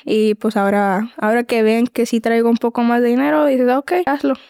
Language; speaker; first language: Spanish; early bilingual, heritage; Spanish